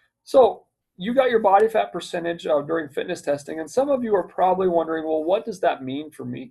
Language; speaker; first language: English; native; English